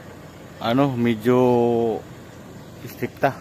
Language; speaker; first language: Filipino; early bilingual, heritage; Filipino